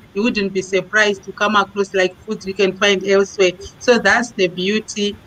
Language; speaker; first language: English; non-native, local second language; Shona